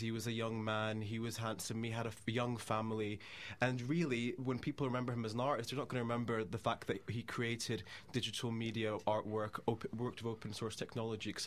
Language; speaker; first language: English; native; English